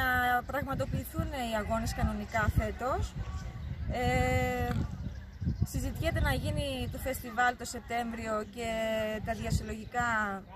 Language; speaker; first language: Greek; native; Greek